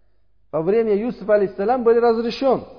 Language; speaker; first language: Russian; non-native, learner; Uzbek